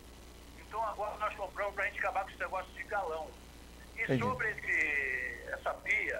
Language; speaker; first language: Portuguese; native; Portuguese